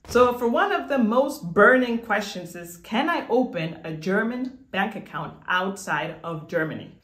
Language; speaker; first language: English; non-native, fluent; Spanish